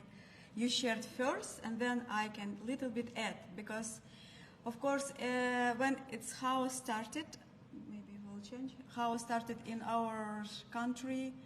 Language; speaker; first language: English; non-native, learner; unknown